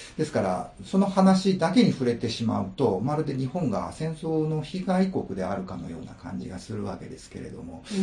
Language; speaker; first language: Japanese; native; Japanese